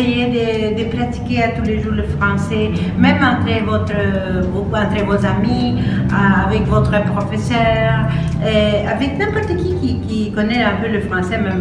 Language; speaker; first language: French; non-native, fluent; Spanish